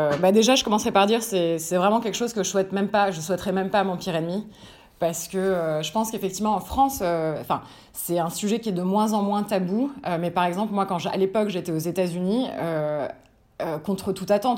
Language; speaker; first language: French; native; French